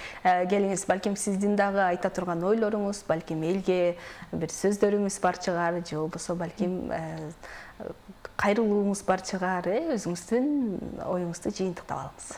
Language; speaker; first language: Kyrgyz; native; Kyrgyz